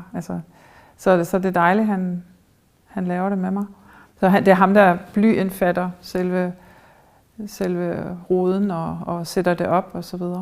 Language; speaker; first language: Danish; early bilingual, heritage; German